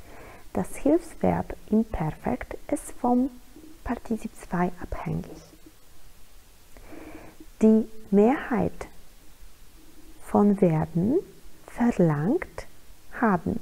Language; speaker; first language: German; non-native, fluent; Polish